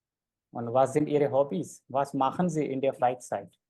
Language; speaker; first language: German; non-native, fluent; Hindi